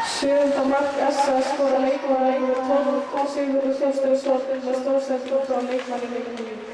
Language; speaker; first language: Icelandic; native; Icelandic